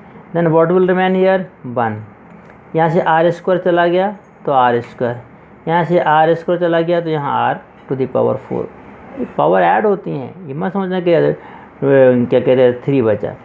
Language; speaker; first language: Hindi; native; Hindi